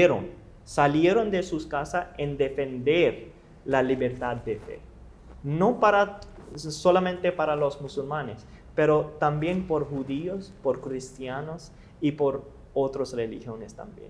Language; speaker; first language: Spanish; non-native, learner; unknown